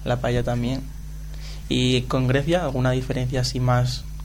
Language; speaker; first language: Spanish; native; Spanish